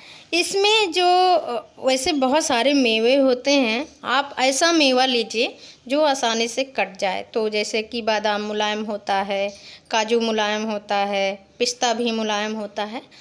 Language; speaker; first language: Hindi; native; Hindi